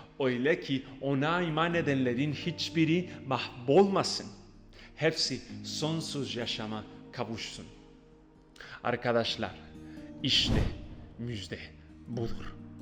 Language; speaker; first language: Turkish; non-native, fluent; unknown